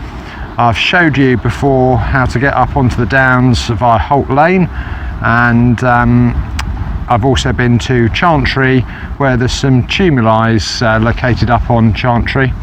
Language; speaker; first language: English; native; English